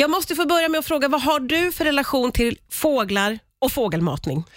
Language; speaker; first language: Swedish; native; Swedish